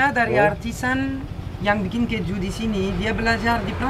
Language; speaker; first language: Indonesian; non-native, fluent; French